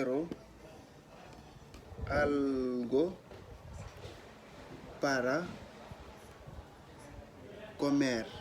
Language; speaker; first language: Spanish; non-native, learner; Wolof